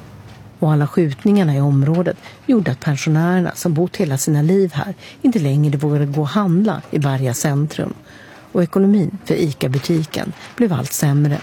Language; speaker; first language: Swedish; native; Swedish